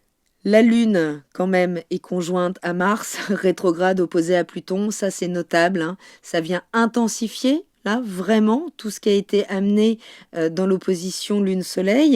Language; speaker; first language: French; native; French